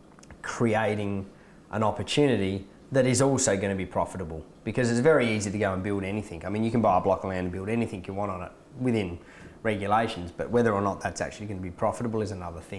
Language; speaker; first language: English; native; English